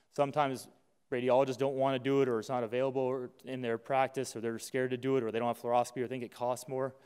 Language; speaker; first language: English; native; English